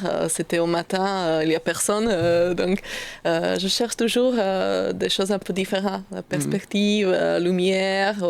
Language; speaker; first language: French; non-native, learner; Slovak